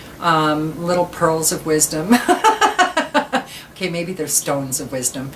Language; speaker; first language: English; native; English